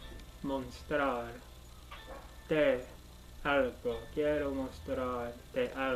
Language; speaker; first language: Spanish; non-native, learner; English